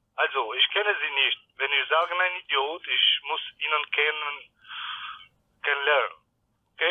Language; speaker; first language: German; non-native, learner; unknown